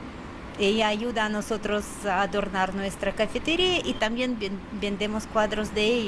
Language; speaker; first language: Spanish; non-native, learner; Russian